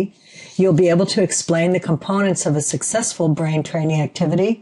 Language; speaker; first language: English; native; English